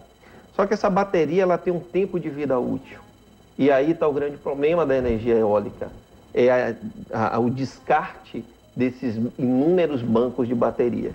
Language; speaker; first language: Portuguese; native; Portuguese